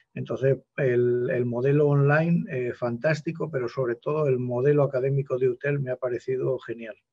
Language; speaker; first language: Spanish; native; Spanish